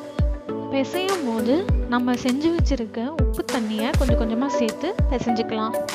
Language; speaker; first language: Tamil; native; Tamil